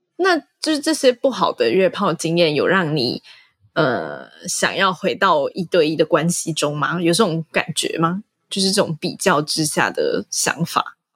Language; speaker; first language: Chinese; native; Chinese